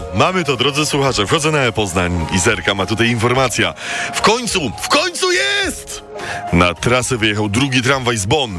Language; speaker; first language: Polish; native; Polish